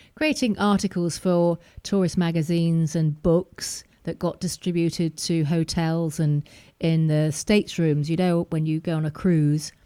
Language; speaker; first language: English; native; English